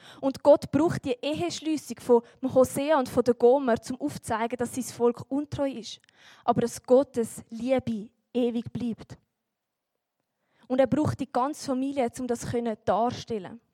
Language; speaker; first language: German; native; German